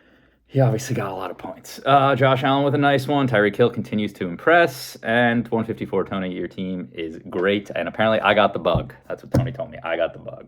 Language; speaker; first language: English; native; English